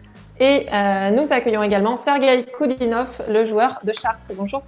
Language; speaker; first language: French; native; French